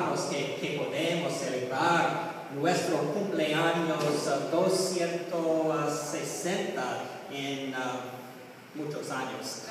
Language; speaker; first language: Spanish; non-native, learner; English